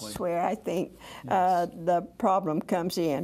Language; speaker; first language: English; native; English